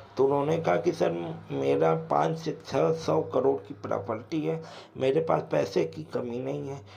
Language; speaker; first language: Hindi; native; Hindi